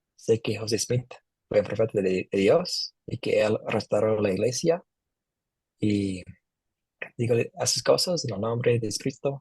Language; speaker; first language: Spanish; non-native, fluent; English